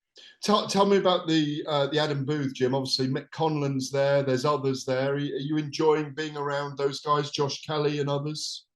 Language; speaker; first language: English; native; English